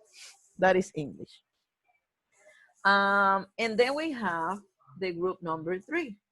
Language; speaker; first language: English; non-native, fluent; Spanish